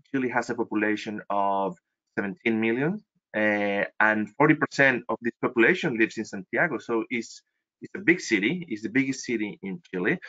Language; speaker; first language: English; non-native, fluent; Spanish